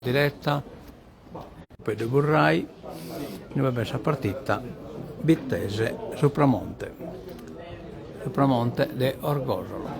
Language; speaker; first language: Italian; native; Italian